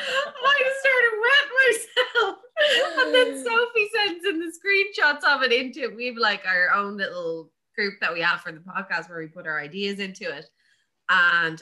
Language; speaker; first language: English; native; English